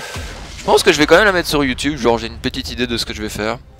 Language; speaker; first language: French; native; French